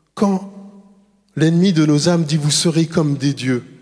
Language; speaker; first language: French; native; French